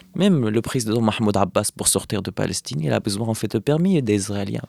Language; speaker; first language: French; non-native, fluent; Arabic